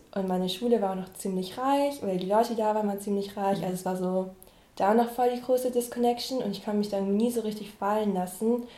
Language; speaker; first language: German; early bilingual, other home language; Vietnamese